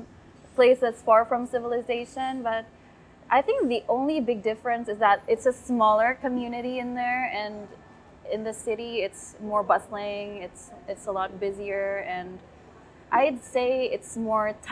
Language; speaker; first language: English; non-native, local second language; Cebuano